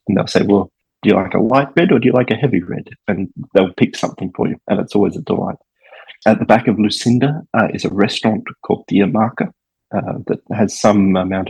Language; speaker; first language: English; native; English